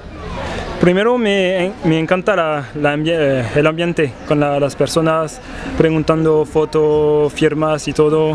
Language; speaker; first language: Spanish; non-native, fluent; French